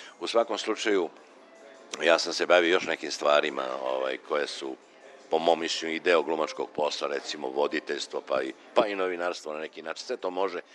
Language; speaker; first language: Serbian; non-native, local second language; Macedonian